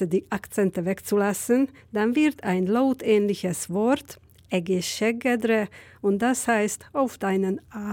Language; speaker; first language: German; non-native, fluent; Hungarian